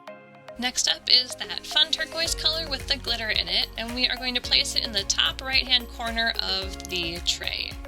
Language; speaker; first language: English; native; English